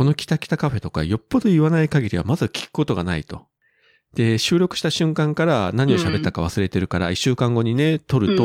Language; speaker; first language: Japanese; native; Japanese